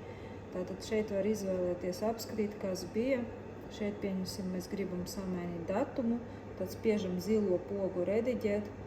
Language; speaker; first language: Latvian; native; Latvian